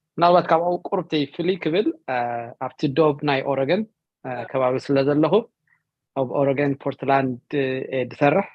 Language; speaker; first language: Tigrinya; native; Tigrinya